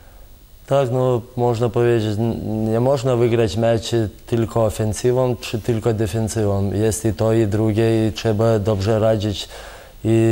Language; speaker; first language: Polish; non-native, fluent; Lithuanian